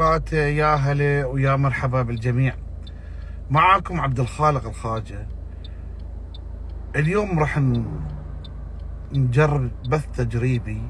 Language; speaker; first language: Arabic; native; Arabic